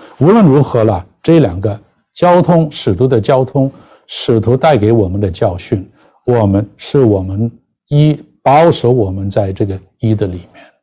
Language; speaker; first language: Chinese; non-native, local second language; Cantonese